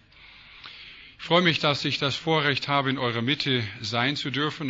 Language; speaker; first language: German; non-native, fluent; English